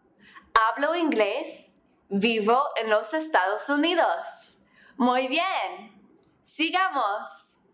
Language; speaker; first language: Spanish; non-native, fluent; English